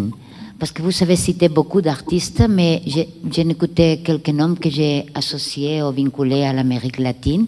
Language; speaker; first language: French; non-native, learner; Catalan